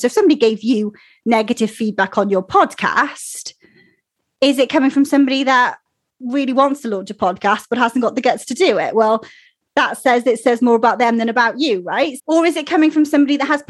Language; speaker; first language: English; native; English